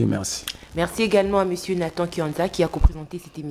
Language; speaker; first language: French; non-native, local second language; Lingala